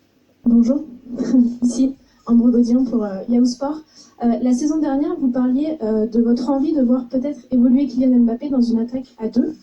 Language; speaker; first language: French; native; French